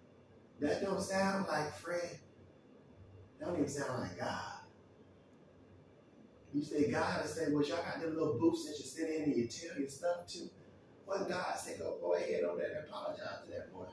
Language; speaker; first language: English; native; English